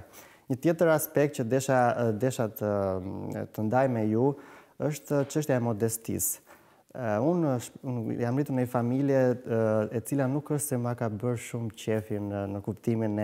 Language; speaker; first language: Albanian; native; Albanian